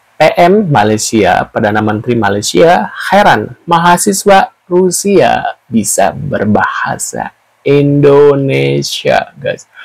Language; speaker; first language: Indonesian; native; Indonesian